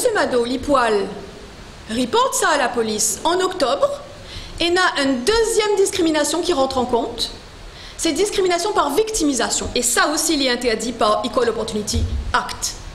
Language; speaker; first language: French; non-native, local second language; Morisyen